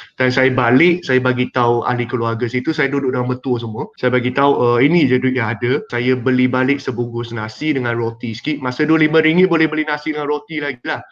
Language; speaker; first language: Malay; non-native, local second language; Chinese